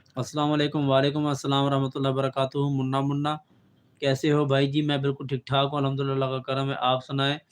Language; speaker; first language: Urdu; non-native, local second language; Punjabi